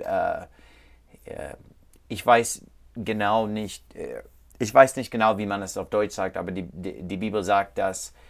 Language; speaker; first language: German; non-native, learner; English